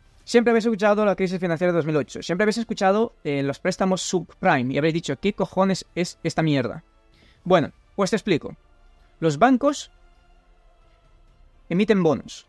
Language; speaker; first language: Spanish; native; Spanish